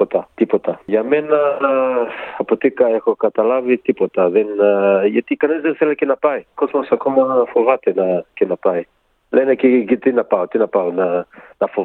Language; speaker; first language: Greek; early bilingual, heritage; Greek